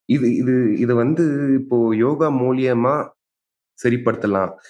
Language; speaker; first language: Tamil; native; Tamil